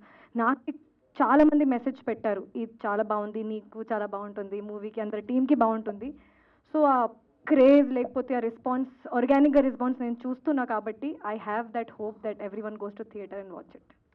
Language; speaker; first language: Telugu; non-native, learner; Hindi